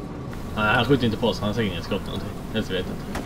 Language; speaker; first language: Swedish; native; Swedish